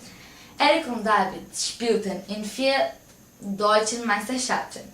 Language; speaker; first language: German; non-native, learner; Portuguese